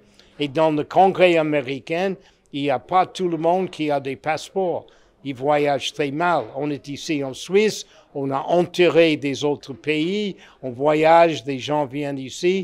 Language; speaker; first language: French; non-native, fluent; English